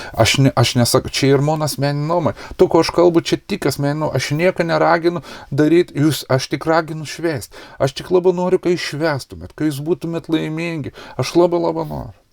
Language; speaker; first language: Lithuanian; native; Lithuanian